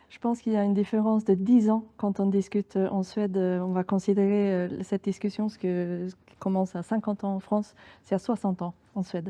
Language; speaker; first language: French; non-native, fluent; Swedish